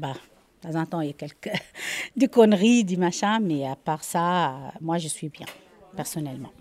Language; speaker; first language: French; non-native, learner; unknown